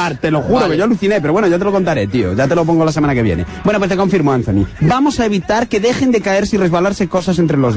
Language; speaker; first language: Spanish; native; Spanish